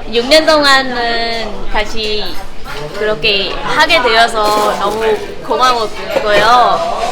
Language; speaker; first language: Korean; non-native, fluent; Vietnamese